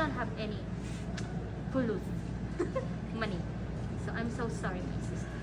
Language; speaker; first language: English; non-native, local second language; Filipino